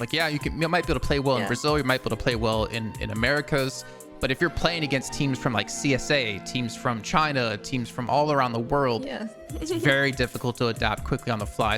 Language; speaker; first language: English; native; English